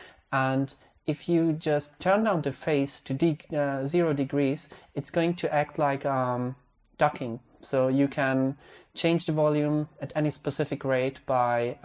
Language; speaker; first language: English; non-native, fluent; Hungarian